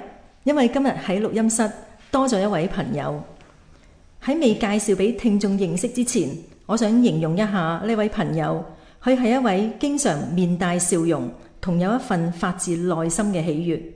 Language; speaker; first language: Chinese; native; Chinese